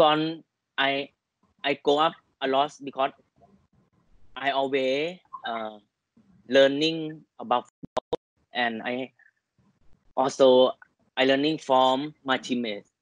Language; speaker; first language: English; non-native, learner; Thai